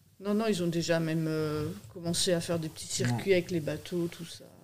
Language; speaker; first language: French; native; French